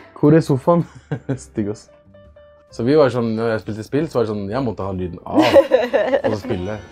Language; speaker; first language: Norwegian; early bilingual, other home language; Urdu